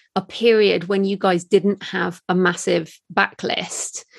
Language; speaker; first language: English; native; English